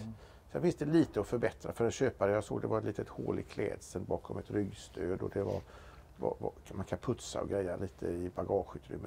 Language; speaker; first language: Swedish; native; Swedish